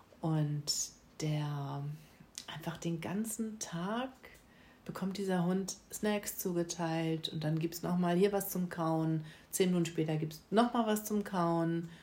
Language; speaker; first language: German; native; German